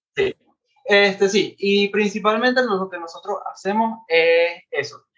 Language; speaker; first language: Spanish; native; Spanish